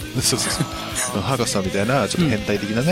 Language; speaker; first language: Japanese; native; Japanese